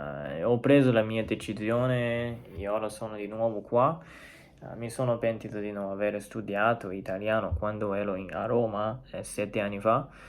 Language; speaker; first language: Italian; non-native, learner; Chinese